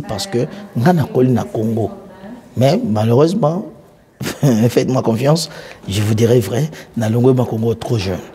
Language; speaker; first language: French; non-native, local second language; Lingala